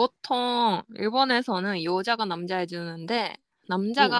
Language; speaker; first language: Korean; non-native, fluent; Japanese